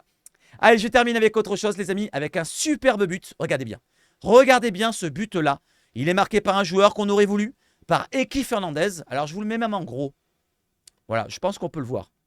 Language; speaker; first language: French; native; French